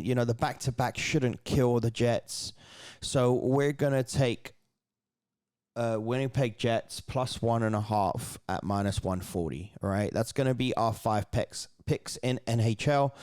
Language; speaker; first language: English; native; English